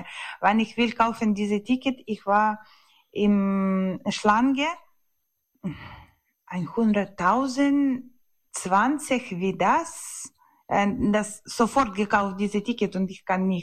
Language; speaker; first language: German; non-native, learner; Ukrainian